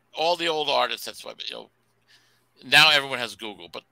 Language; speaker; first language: English; native; English